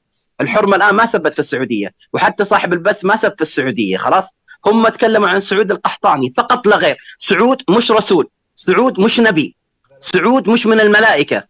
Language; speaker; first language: Arabic; native; Arabic